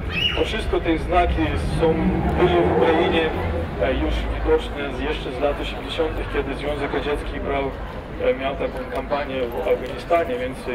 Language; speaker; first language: Polish; non-native, fluent; Ukrainian